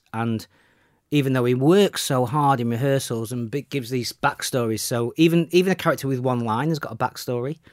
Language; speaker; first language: English; native; English